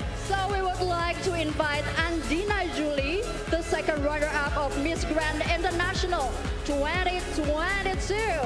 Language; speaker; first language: English; non-native, fluent; Indonesian